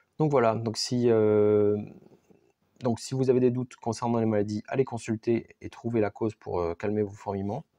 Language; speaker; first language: French; native; French